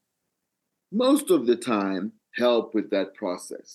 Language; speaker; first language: English; non-native, local second language; Nyanja